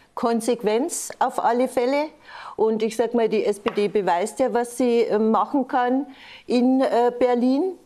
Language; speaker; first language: German; native; German